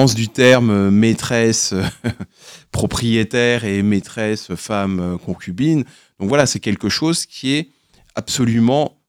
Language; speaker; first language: French; native; French